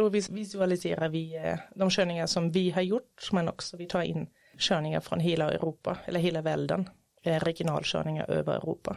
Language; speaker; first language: Swedish; non-native, fluent; German